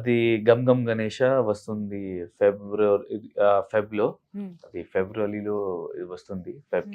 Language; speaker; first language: Telugu; non-native, local second language; Urdu